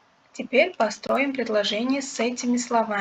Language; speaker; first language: Russian; non-native, local second language; Uzbek